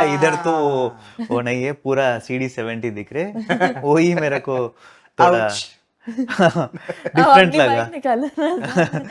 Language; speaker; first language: Hindi; non-native, local second language; Telugu